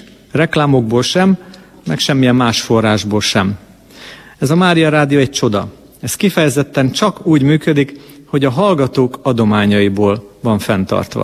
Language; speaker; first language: Hungarian; native; Hungarian